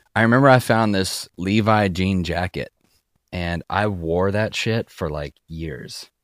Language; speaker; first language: English; native; English